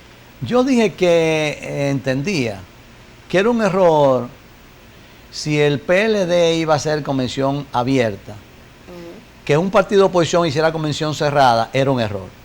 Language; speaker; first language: Spanish; native; Spanish